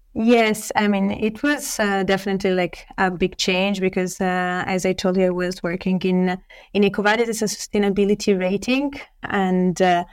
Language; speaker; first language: English; non-native, fluent; Italian